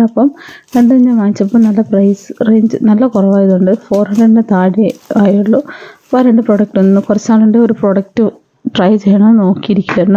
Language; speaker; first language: Malayalam; native; Malayalam